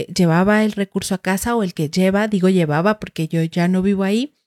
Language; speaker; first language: Spanish; native; Spanish